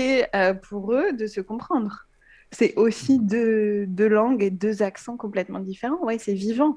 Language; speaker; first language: French; native; French